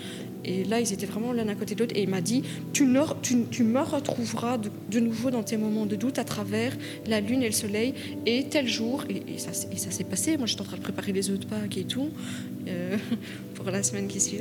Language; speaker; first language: French; native; French